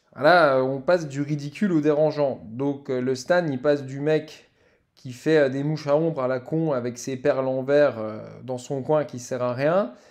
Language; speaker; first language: French; native; French